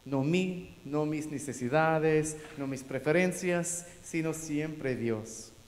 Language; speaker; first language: Spanish; non-native, learner; English